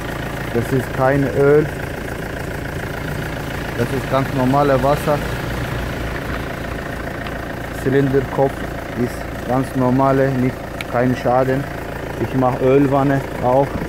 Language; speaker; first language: German; non-native, learner; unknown